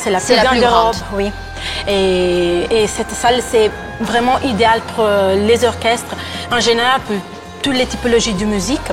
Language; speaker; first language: French; non-native, fluent; Italian